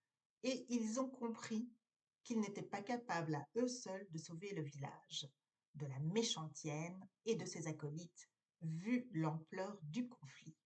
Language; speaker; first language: French; native; French